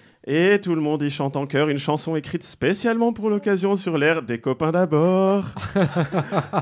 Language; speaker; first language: French; native; French